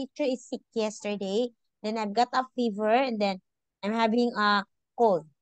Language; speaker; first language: English; non-native, local second language; Filipino